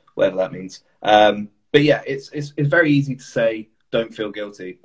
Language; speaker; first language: English; native; English